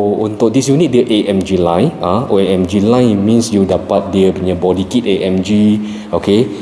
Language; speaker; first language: Malay; non-native, local second language; Chinese